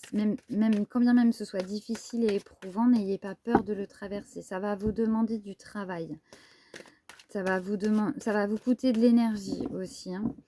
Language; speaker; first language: French; native; French